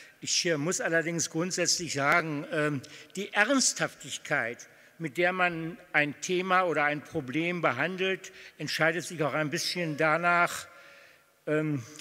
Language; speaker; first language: German; native; German